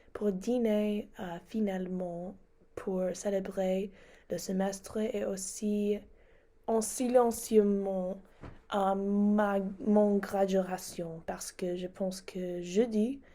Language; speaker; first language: French; non-native, learner; English